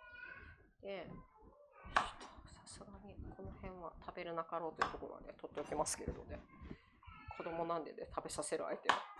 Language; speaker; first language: Japanese; native; Japanese